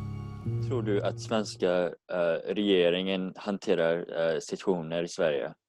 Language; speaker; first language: Swedish; non-native, learner; English